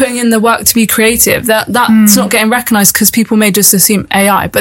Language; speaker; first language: English; native; English